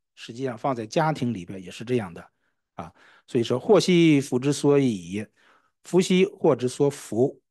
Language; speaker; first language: Chinese; native; Chinese